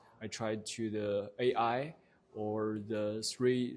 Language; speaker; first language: English; non-native, learner; Chinese